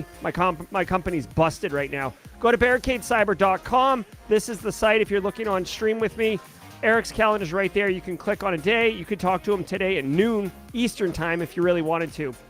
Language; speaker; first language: English; native; English